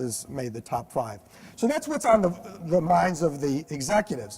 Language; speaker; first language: English; native; English